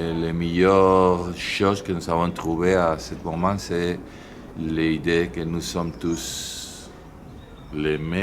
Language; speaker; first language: French; non-native, learner; Spanish